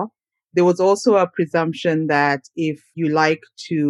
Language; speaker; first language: English; non-native, local second language; Ganda